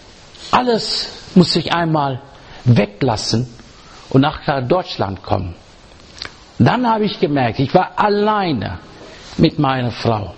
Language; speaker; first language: German; non-native, learner; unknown